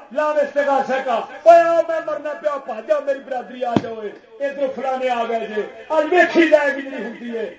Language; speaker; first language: Urdu; non-native, local second language; Punjabi